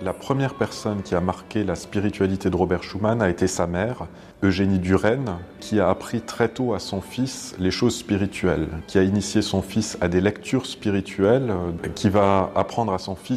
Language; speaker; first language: French; native; French